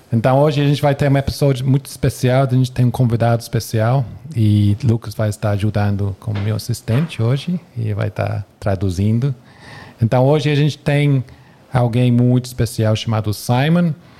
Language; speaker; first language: Portuguese; non-native, fluent; English